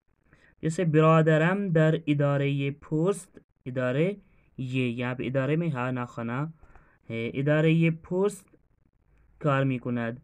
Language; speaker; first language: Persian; non-native, fluent; Urdu